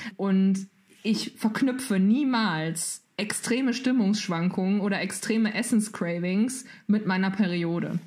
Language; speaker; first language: German; native; German